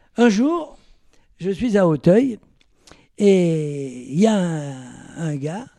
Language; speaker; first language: French; native; French